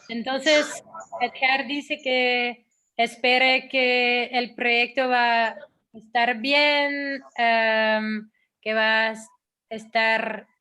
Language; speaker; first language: Spanish; non-native, fluent; Dutch